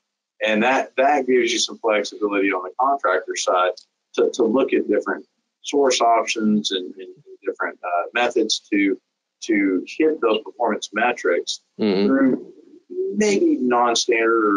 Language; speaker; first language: English; native; English